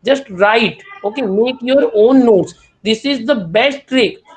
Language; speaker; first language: Hindi; non-native, local second language; Marathi